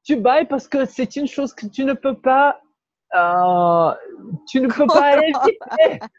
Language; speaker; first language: French; non-native, fluent; Portuguese